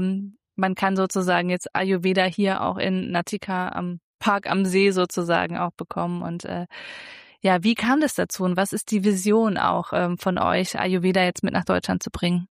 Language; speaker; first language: German; native; German